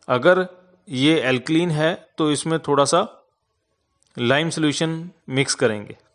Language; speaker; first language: Hindi; non-native, local second language; Punjabi